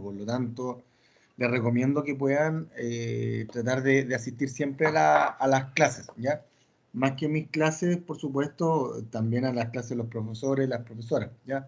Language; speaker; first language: Spanish; native; Spanish